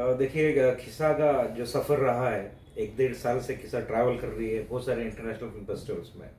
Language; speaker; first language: Hindi; non-native, local second language; Marathi